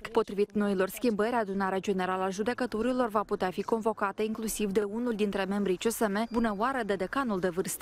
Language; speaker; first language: Romanian; native; Romanian